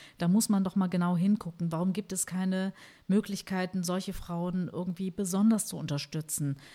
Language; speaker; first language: German; early bilingual, other home language; Turkish